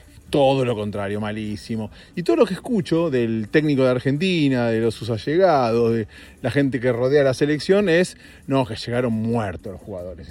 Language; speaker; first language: Spanish; native; Spanish